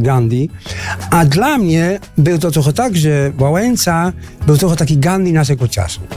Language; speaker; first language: Polish; non-native, fluent; Dutch